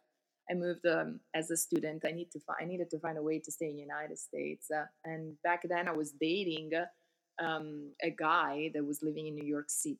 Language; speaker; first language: English; non-native, fluent; Italian